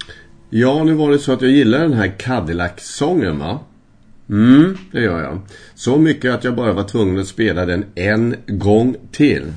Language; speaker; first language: Swedish; native; Swedish